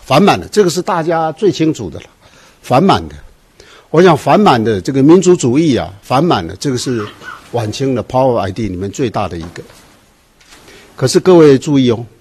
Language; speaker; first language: Chinese; native; Chinese